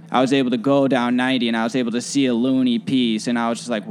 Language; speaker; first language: English; native; English